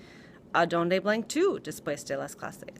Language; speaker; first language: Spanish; non-native, fluent; English